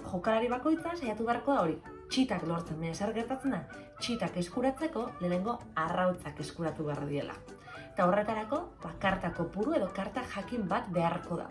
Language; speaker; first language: Basque; native; Basque